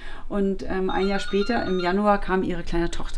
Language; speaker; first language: German; native; German